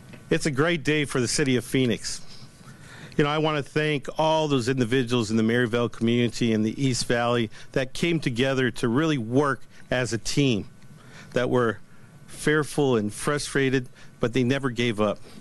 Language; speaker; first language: English; early bilingual, other home language; Spanish